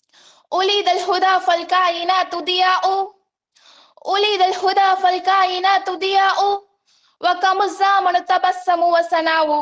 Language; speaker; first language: Arabic; non-native, learner; Tamil